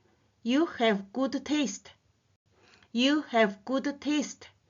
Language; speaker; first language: English; non-native, learner; Chinese